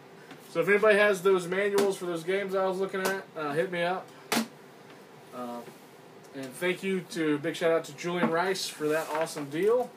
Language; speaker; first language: English; native; English